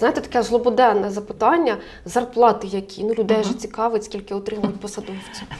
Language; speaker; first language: Ukrainian; native; Ukrainian